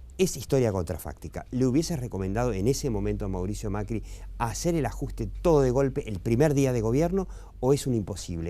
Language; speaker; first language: Spanish; native; Spanish